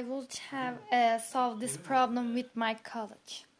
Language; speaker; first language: English; non-native, learner; Turkish